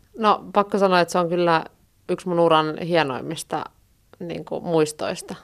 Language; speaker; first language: Finnish; native; Finnish